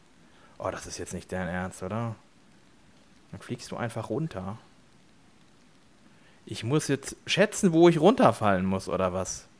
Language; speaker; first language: German; native; German